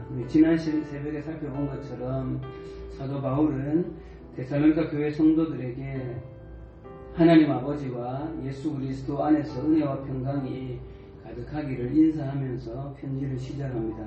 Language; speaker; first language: Korean; native; Korean